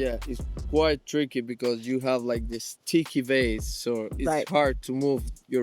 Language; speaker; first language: English; non-native, fluent; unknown